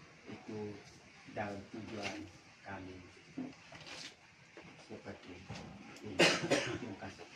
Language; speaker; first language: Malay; non-native, local second language; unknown